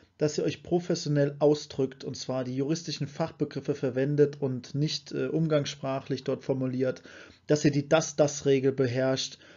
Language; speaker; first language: German; native; German